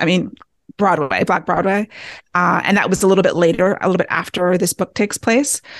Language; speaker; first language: English; native; English